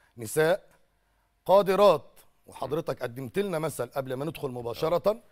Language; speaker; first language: Arabic; native; Arabic